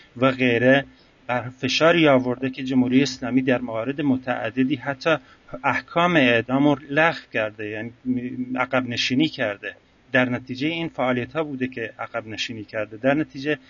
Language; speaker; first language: Persian; non-native, local second language; Central Kurdish